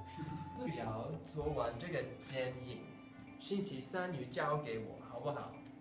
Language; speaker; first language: Chinese; non-native, learner; English